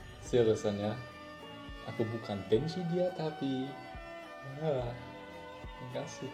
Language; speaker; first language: Indonesian; non-native, learner; German